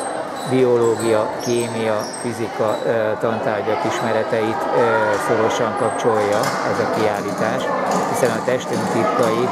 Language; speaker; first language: Hungarian; native; Hungarian